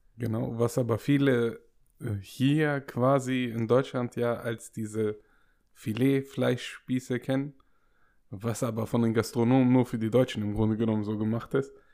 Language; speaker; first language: German; native; German